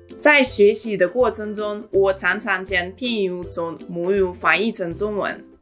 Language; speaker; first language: Chinese; non-native, fluent; Russian